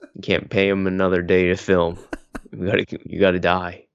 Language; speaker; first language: English; early bilingual, other home language; Filipino